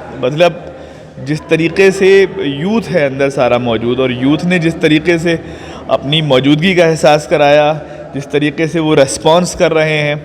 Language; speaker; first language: Urdu; native; Urdu